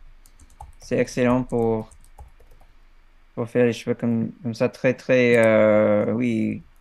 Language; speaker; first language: French; non-native, fluent; English